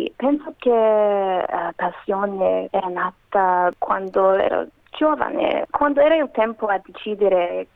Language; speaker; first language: Italian; non-native, learner; Macedonian